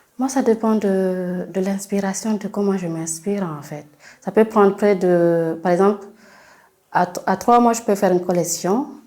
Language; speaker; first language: French; non-native, local second language; Fula